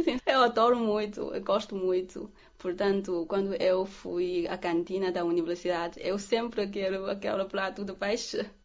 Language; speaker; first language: Portuguese; non-native, learner; Chinese